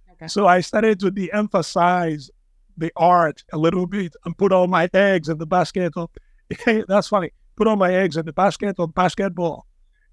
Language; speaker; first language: English; non-native, local second language; Igbo